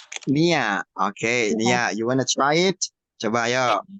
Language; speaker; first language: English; non-native, fluent; Indonesian